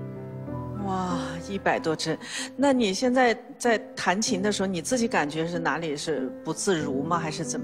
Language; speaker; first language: Chinese; native; Chinese